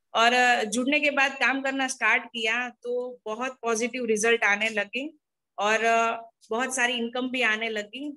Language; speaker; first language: Hindi; non-native, local second language; Gujarati